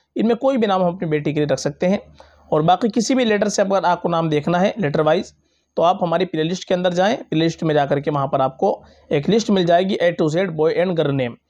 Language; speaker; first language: Urdu; native; Urdu